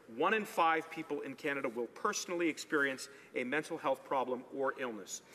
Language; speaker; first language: English; native; English